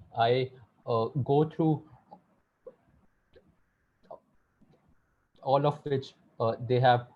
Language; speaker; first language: English; non-native, local second language; Hindi